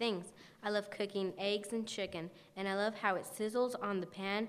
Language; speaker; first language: English; native; English